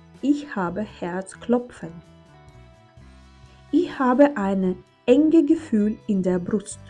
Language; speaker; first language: German; non-native, fluent; Ukrainian